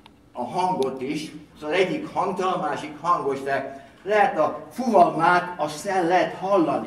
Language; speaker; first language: Hungarian; early bilingual, heritage; Hungarian